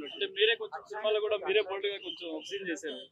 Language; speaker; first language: Telugu; native; Telugu